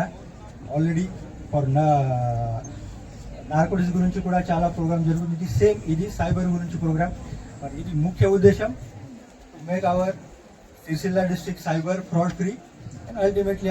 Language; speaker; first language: Telugu; non-native, learner; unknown